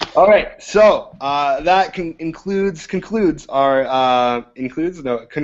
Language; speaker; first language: English; native; English